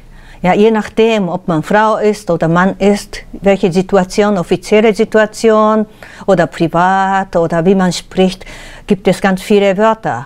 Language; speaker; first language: German; non-native, fluent; Japanese